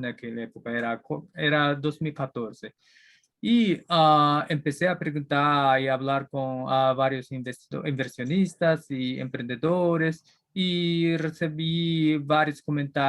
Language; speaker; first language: Spanish; non-native, learner; Japanese